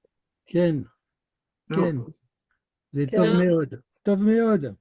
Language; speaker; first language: Hebrew; non-native, learner; French